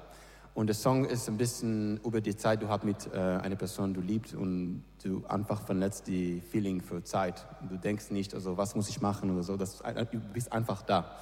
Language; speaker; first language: German; non-native, learner; English